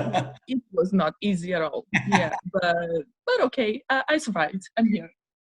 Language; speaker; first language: English; non-native, fluent; Portuguese